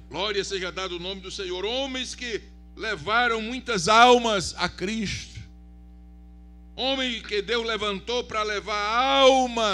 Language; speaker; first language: Portuguese; native; Portuguese